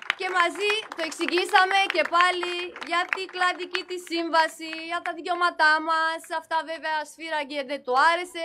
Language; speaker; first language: Greek; non-native, fluent; Romanian